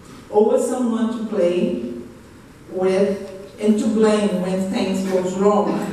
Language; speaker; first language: English; non-native, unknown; Portuguese